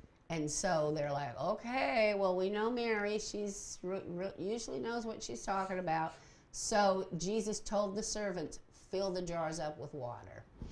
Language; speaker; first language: English; native; English